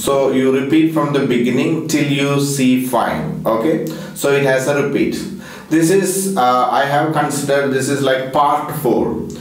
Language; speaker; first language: English; non-native, local second language; Malayalam